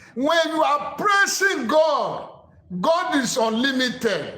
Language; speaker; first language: English; non-native, local second language; Yoruba